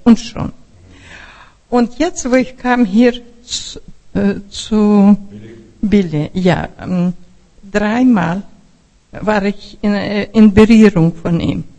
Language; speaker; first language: German; non-native, fluent; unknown